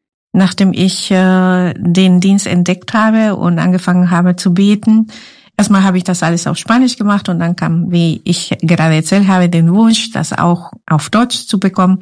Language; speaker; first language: German; non-native, fluent; Spanish